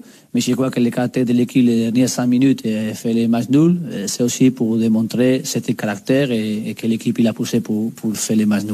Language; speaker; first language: French; non-native, learner; Spanish